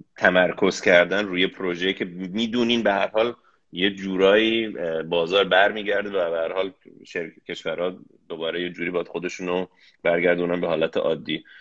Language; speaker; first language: Persian; early bilingual, heritage; Persian